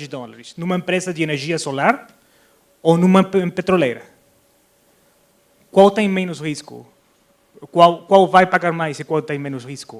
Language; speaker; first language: Portuguese; non-native, fluent; Spanish